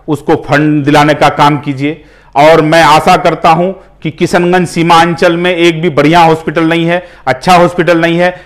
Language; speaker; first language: Hindi; native; Hindi